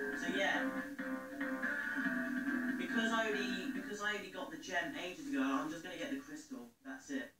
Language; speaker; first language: English; native; English